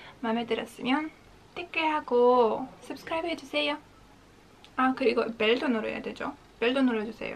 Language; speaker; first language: Korean; non-native, fluent; Latvian